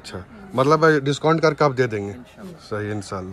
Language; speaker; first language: Hindi; native; Hindi